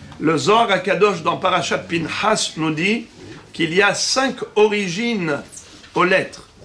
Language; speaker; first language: French; native; French